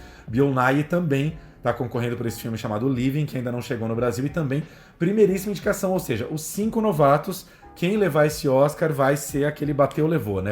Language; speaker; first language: Portuguese; native; Portuguese